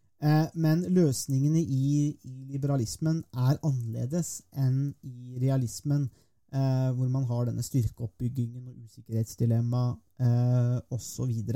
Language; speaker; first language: Norwegian; native; Norwegian